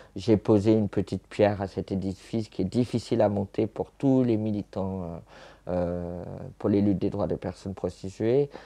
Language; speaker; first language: French; native; French